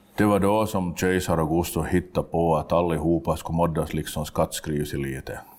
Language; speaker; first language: Swedish; native; Swedish